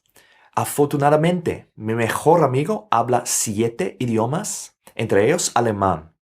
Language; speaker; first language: Spanish; non-native, fluent; English